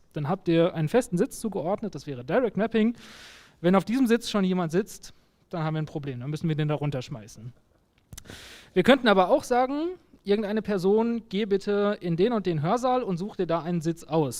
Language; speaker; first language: German; native; German